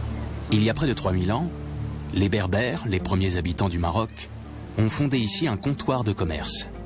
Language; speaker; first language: French; native; French